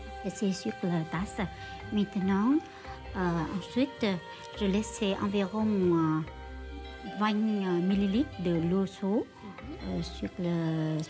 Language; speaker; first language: French; non-native, learner; Vietnamese